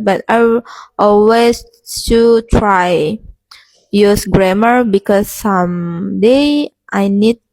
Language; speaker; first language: English; non-native, learner; Indonesian